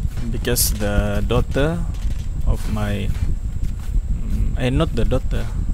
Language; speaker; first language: English; non-native, local second language; Malay